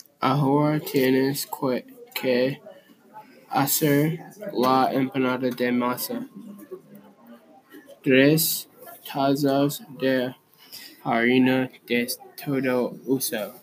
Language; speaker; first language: Spanish; non-native, learner; English